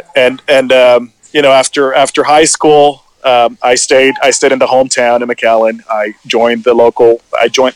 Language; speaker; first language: English; early bilingual, other home language; Spanish